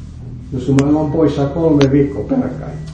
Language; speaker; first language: Finnish; non-native, fluent; French